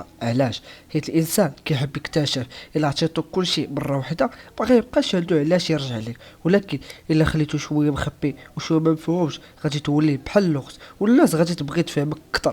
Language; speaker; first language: Arabic; native; Arabic